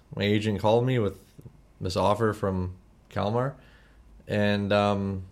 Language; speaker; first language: English; native; English